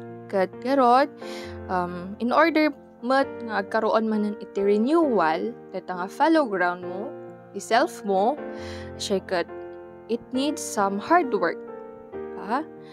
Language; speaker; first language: Filipino; non-native, local second language; Iloko